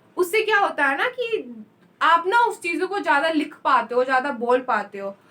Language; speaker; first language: Hindi; native; Hindi